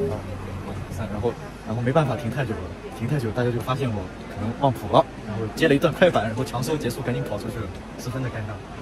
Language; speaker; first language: Chinese; native; Chinese